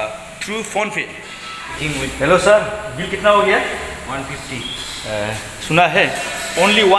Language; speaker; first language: Hindi; non-native, local second language; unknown